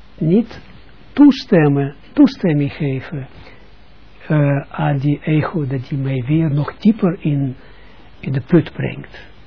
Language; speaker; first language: Dutch; non-native, fluent; Russian